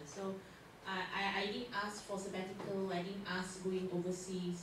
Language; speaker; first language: English; non-native, local second language; Malay